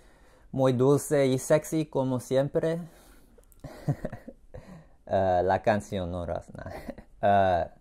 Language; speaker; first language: Spanish; non-native, learner; English